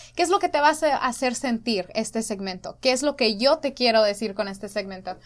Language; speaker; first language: Spanish; early bilingual, other home language; English